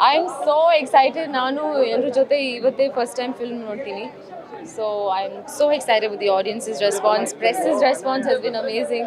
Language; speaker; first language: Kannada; non-native, learner; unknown